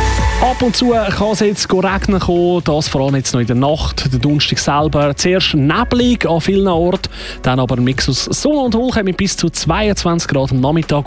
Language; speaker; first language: German; native; German